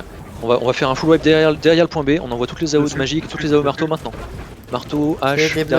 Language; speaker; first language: French; native; French